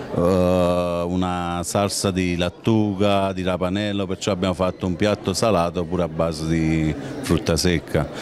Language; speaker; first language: Italian; native; Italian